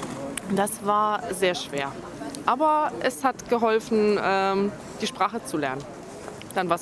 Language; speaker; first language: German; early bilingual, other home language; Polish